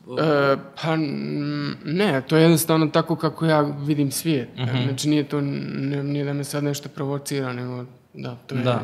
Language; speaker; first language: Serbian; early bilingual, heritage; Serbian